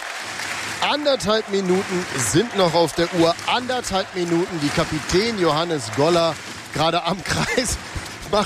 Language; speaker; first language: German; native; German